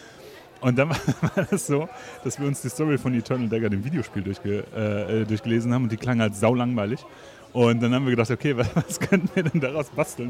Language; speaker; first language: German; native; German